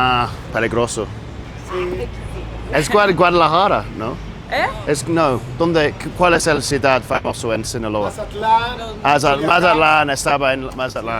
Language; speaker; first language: Spanish; non-native, learner; English